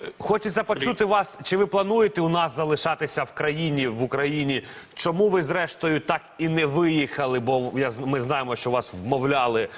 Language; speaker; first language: Ukrainian; native; Ukrainian